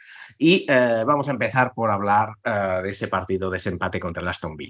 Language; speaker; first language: Spanish; native; Spanish